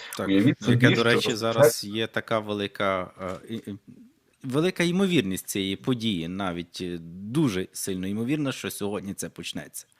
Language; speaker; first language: Ukrainian; native; Ukrainian